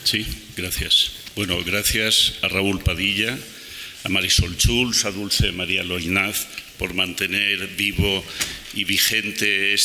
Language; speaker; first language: Spanish; native; Spanish